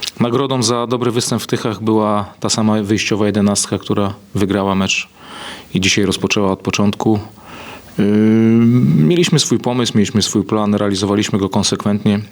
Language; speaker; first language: Polish; native; Polish